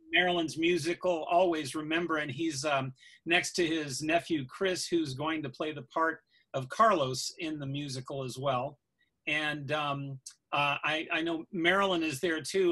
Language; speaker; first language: English; native; English